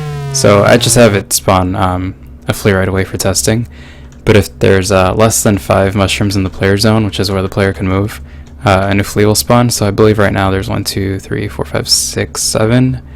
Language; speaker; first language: English; native; English